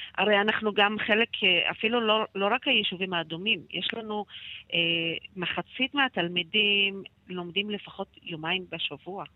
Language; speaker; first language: Hebrew; non-native, local second language; Arabic